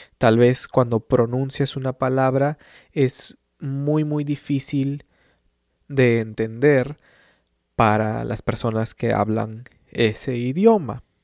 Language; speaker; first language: Spanish; native; Spanish